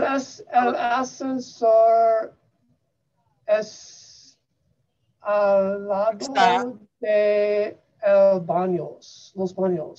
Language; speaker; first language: Spanish; non-native, learner; English